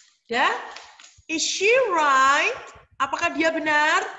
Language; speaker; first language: English; non-native, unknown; Indonesian